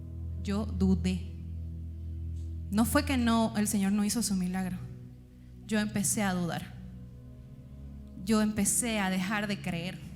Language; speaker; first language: Spanish; native; Spanish